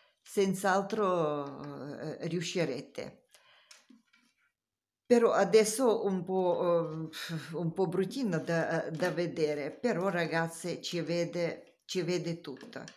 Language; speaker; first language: Italian; non-native, learner; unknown